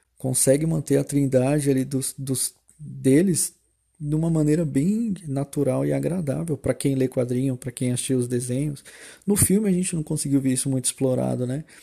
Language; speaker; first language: Portuguese; native; Portuguese